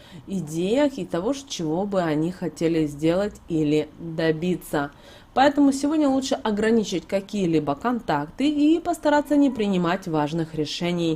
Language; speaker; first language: Russian; native; Russian